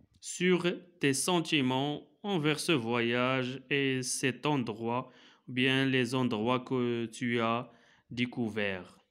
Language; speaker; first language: French; non-native, local second language; Arabic